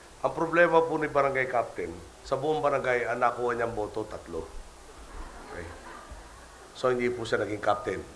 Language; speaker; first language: Filipino; native; Filipino